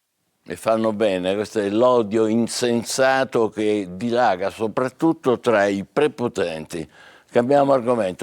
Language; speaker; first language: Italian; native; Italian